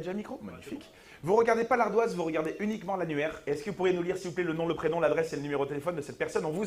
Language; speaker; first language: French; native; French